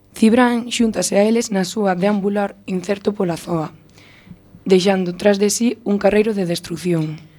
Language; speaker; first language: Galician; non-native, local second language; Spanish